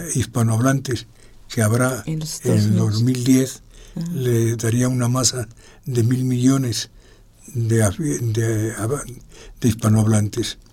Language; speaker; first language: Spanish; native; Spanish